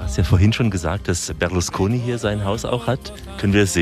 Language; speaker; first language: German; native; German